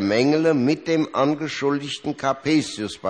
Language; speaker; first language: German; native; German